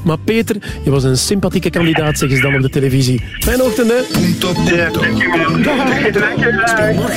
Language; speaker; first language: Dutch; native; Dutch